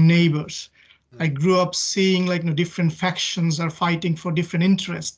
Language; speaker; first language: English; non-native, local second language; Bangla